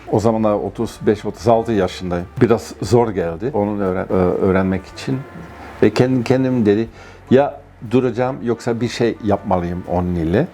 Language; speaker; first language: Turkish; non-native, fluent; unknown